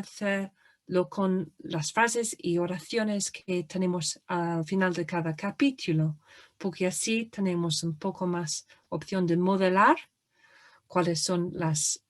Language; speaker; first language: Spanish; non-native, fluent; English